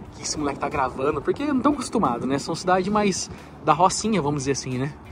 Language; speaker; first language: Portuguese; native; Portuguese